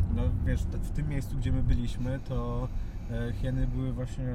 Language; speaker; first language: Polish; native; Polish